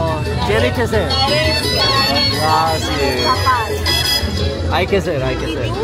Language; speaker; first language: Spanish; non-native, fluent; Swedish